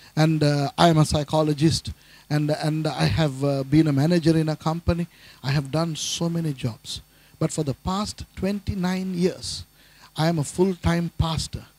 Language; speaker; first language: English; non-native, local second language; Tamil